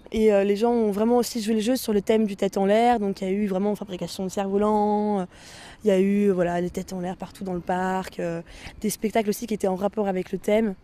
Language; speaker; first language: French; native; French